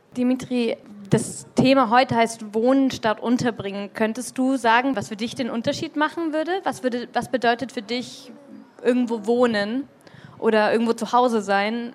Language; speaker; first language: German; native; German